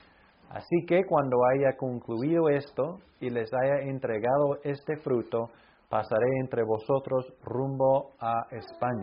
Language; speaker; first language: Spanish; non-native, fluent; English